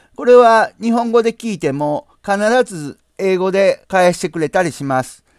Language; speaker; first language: Japanese; native; Japanese